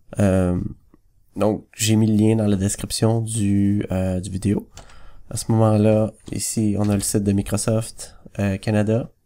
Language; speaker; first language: French; native; French